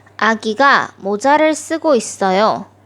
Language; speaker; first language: Korean; non-native, fluent; Thai